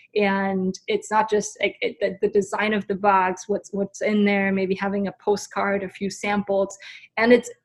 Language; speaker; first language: English; non-native, fluent; German